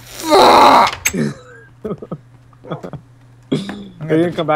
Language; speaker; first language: English; native; English